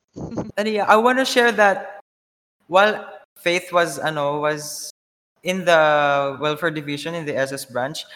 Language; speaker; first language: English; non-native, local second language; Filipino